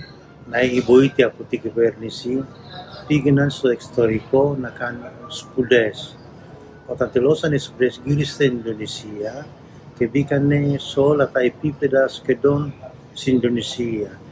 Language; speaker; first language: Greek; non-native, learner; Indonesian